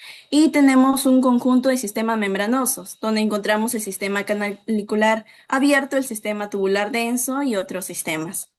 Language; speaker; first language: Spanish; native; Spanish